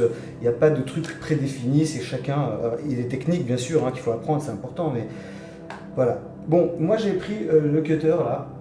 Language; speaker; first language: French; native; French